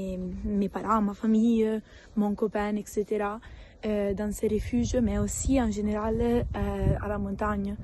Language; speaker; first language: French; non-native, local second language; Italian